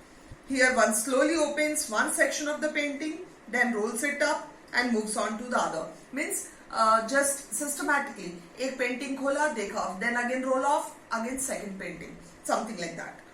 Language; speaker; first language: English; non-native, local second language; Hindi